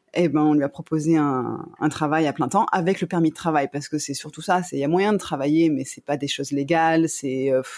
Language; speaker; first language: French; native; French